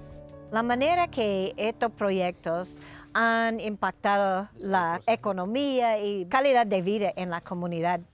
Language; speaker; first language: Spanish; non-native, fluent; English